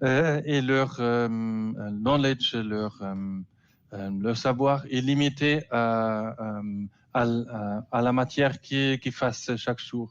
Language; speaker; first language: French; non-native, learner; German